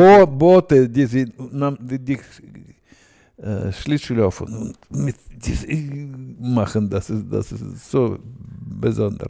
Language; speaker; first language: German; non-native, learner; Russian